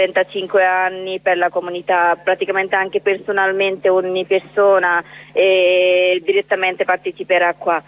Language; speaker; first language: Italian; non-native, learner; Bangla